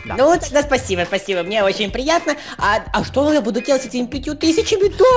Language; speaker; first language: Russian; native; Russian